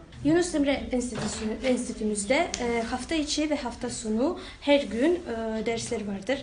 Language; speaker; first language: Turkish; non-native, fluent; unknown